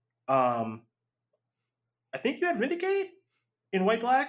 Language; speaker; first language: English; native; English